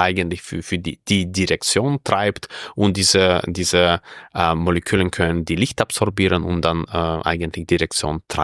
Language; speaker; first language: German; non-native, fluent; Russian